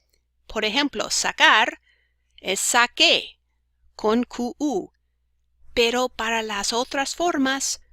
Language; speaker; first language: Spanish; non-native, fluent; English